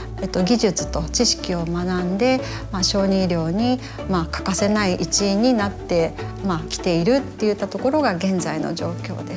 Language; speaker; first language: Japanese; native; Japanese